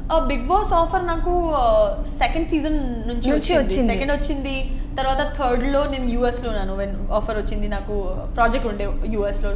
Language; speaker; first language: Telugu; non-native, learner; Gujarati